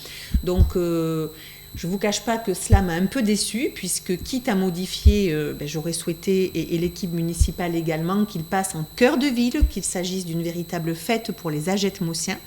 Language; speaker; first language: French; native; French